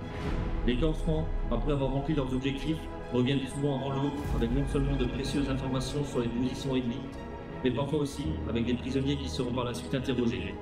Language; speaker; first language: French; native; French